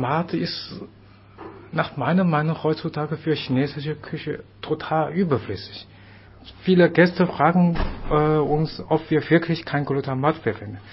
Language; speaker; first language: German; non-native, fluent; Chinese